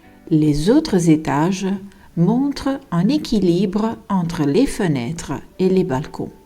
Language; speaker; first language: French; non-native, fluent; Italian